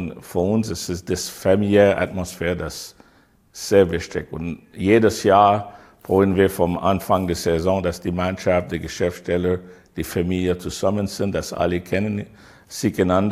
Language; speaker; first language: German; non-native, learner; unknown